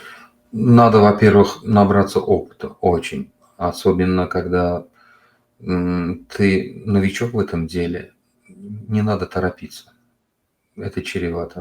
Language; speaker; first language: Russian; non-native, local second language; Uzbek